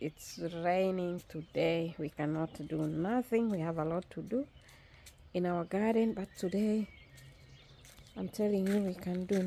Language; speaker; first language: English; non-native, learner; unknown